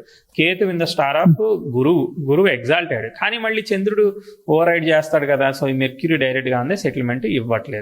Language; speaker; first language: Telugu; native; Telugu